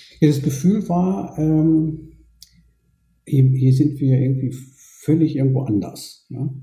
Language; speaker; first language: German; early bilingual, other home language; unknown